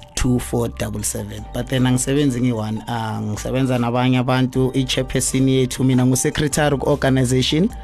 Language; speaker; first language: English; non-native, local second language; Zulu